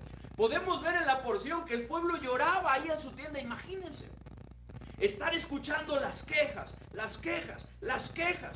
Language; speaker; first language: Spanish; native; Spanish